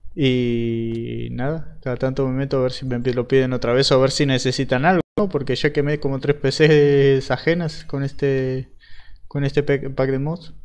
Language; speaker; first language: Spanish; native; Spanish